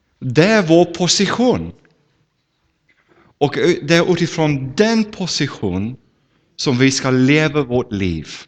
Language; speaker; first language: Swedish; non-native, fluent; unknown